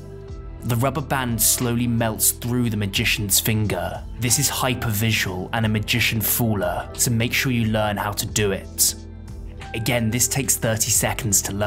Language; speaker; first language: English; native; English